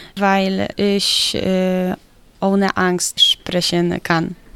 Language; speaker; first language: German; non-native, fluent; Polish